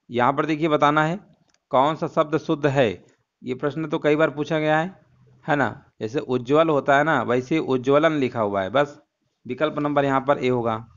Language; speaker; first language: Hindi; native; Hindi